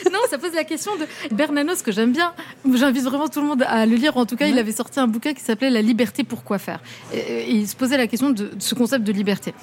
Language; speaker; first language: French; non-native, local second language; Arabic